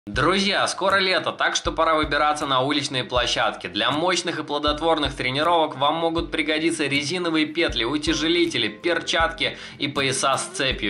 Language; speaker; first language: Russian; native; Russian